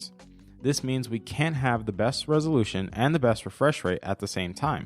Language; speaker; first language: English; native; English